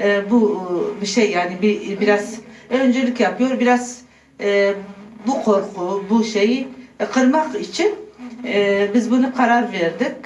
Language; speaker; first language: Turkish; non-native, local second language; Kurdish